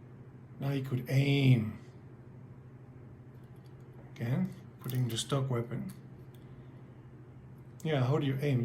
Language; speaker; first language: English; native; English